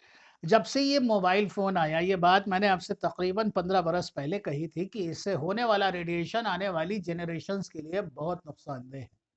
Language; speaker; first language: Urdu; native; Urdu